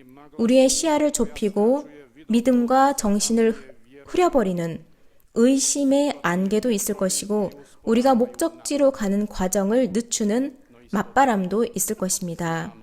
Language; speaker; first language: Korean; native; Korean